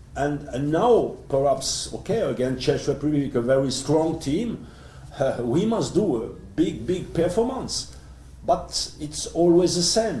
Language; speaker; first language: English; non-native, learner; French